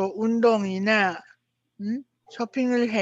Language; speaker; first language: Korean; non-native, fluent; Filipino